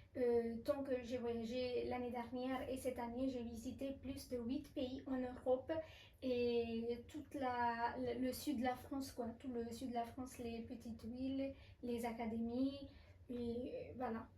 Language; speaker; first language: French; non-native, fluent; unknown